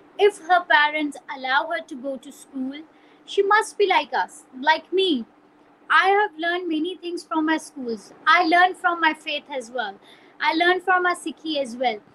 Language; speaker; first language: English; non-native, local second language; Punjabi